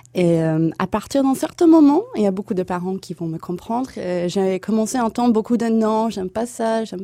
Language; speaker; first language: French; non-native, fluent; English